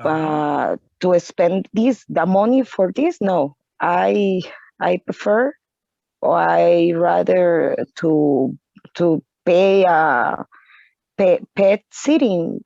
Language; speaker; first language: English; non-native, learner; Spanish